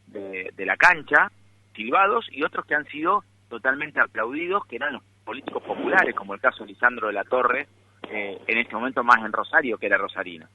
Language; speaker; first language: Spanish; native; Spanish